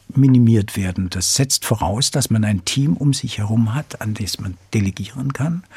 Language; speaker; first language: German; native; German